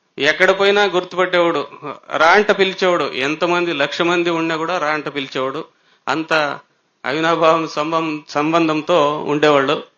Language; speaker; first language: Telugu; native; Telugu